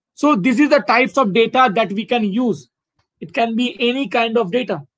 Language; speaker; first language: English; non-native, local second language; Hindi